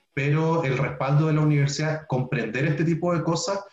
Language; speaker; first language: Spanish; native; Spanish